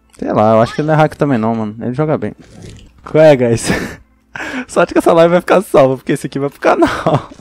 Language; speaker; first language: Portuguese; native; Portuguese